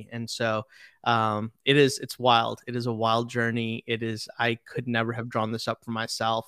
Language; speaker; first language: English; early bilingual, other home language; Telugu